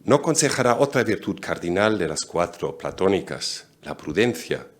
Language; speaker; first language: Spanish; non-native, fluent; German